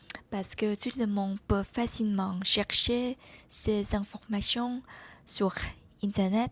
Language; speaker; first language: French; non-native, learner; Vietnamese